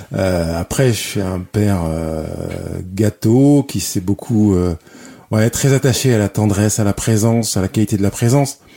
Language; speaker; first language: French; native; French